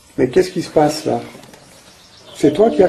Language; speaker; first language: French; native; French